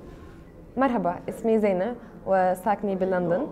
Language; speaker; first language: Arabic; non-native, learner; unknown